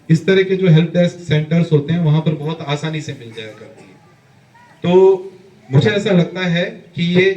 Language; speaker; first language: Hindi; native; Hindi